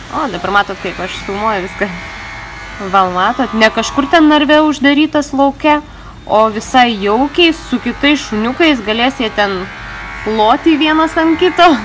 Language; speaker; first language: Lithuanian; non-native, local second language; Russian